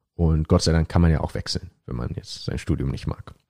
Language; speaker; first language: German; native; German